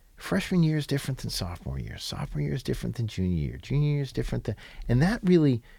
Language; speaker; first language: English; native; English